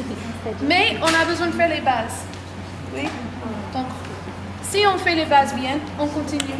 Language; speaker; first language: French; non-native, learner; English